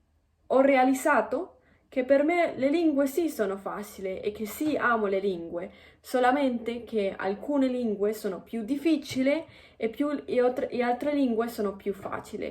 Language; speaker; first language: Italian; non-native, fluent; Spanish